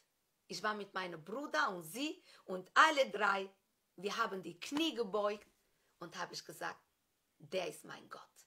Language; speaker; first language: German; non-native, fluent; Albanian